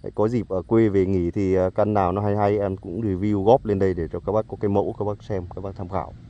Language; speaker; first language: Vietnamese; non-native, local second language; Iu Mien